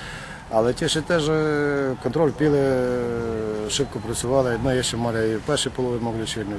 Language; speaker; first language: Polish; non-native, learner; Ukrainian